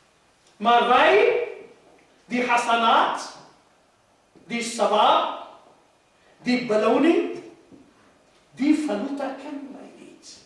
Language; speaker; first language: Dutch; non-native, fluent; Urdu